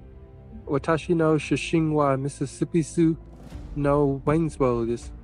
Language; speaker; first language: Japanese; non-native, learner; English